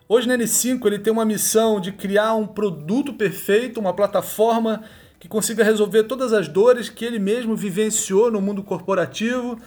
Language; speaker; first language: Portuguese; native; Portuguese